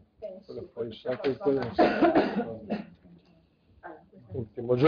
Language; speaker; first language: Italian; native; Italian